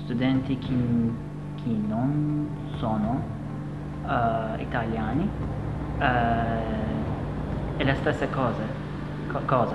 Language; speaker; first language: Italian; non-native, learner; Turkish